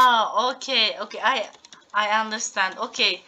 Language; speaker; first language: English; non-native, learner; Turkish